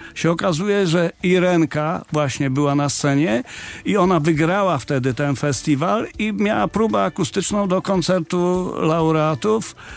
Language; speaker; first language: Polish; native; Polish